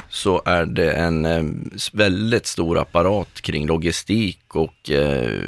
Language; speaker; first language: Swedish; native; Swedish